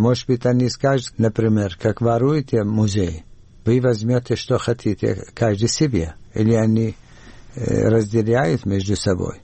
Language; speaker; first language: Russian; non-native, learner; Arabic